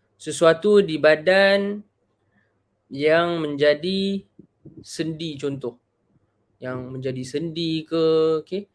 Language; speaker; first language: Malay; native; Malay